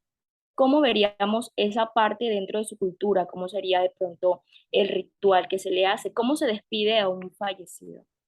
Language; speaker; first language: Spanish; native; Spanish